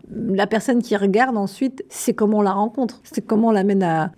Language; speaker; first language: French; native; French